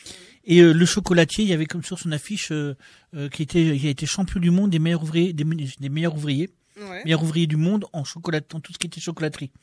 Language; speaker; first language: French; native; French